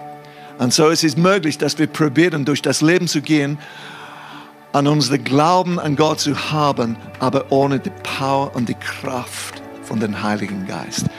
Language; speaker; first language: German; non-native, fluent; English